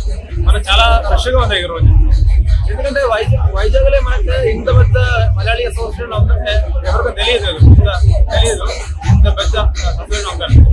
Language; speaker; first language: Telugu; non-native, local second language; Malayalam